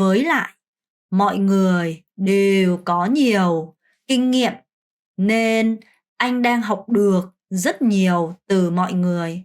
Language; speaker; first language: Vietnamese; non-native, fluent; Korean